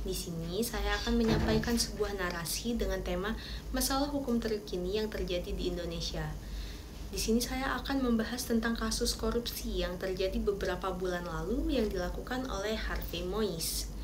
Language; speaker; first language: Indonesian; native; Indonesian